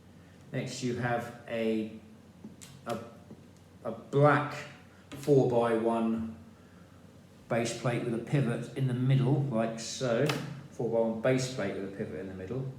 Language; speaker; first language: English; native; English